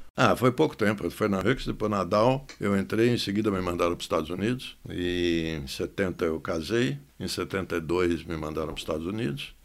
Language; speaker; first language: Portuguese; native; Portuguese